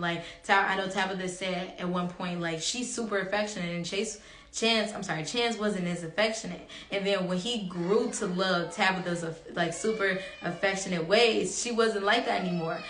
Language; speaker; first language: English; native; English